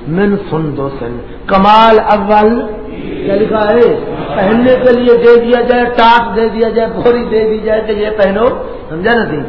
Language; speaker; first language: Urdu; non-native, local second language; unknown